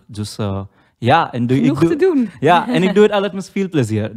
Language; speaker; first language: Dutch; non-native, learner; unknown